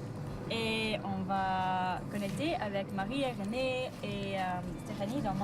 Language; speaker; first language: French; non-native, learner; English